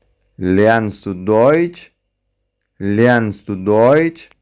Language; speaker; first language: German; non-native, fluent; Central Kurdish